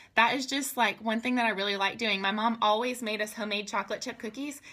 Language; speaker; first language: English; native; English